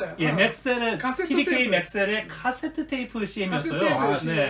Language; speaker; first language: Korean; native; Korean